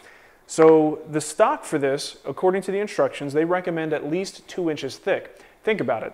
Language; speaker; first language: English; native; English